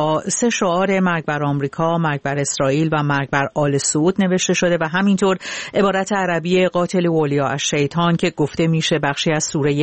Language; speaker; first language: Persian; native; Persian